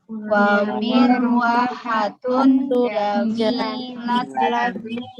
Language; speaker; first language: Arabic; non-native, learner; Indonesian